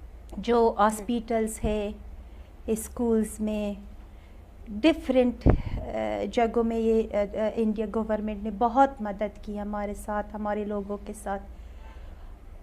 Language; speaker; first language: Hindi; non-native, learner; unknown